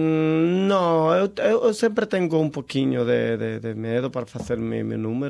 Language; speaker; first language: Portuguese; non-native, learner; Spanish